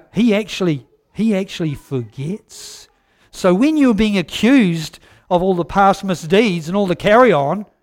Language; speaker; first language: English; native; English